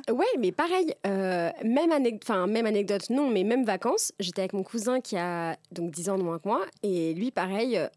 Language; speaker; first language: French; native; French